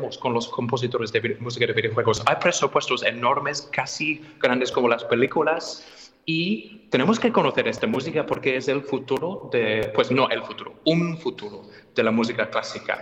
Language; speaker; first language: Spanish; non-native, fluent; English